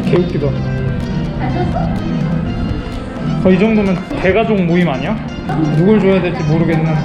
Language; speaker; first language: Korean; native; Korean